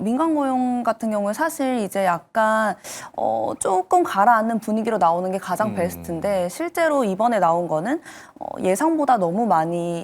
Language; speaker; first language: Korean; native; Korean